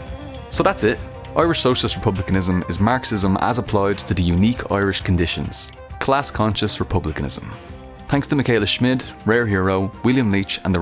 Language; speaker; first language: English; native; English